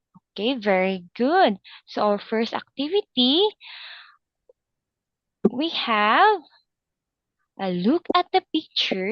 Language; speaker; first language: English; non-native, local second language; Filipino